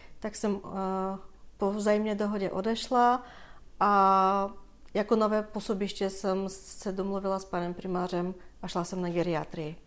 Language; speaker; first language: Czech; non-native, fluent; Bulgarian